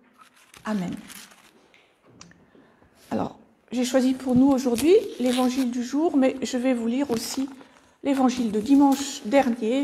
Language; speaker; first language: French; native; French